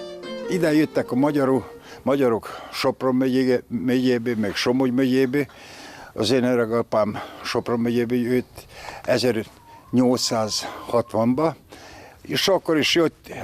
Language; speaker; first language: Hungarian; early bilingual, heritage; Hungarian